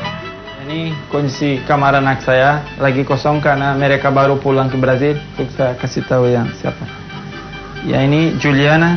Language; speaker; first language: Indonesian; non-native, fluent; Portuguese